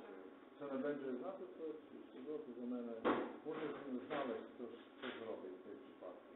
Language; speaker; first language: Polish; non-native, learner; Croatian